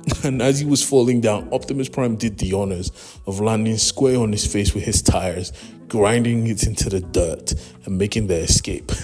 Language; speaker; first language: English; native; English